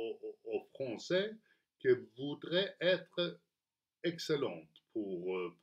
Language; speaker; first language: French; non-native, learner; Spanish